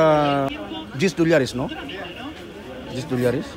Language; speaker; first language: Spanish; non-native, learner; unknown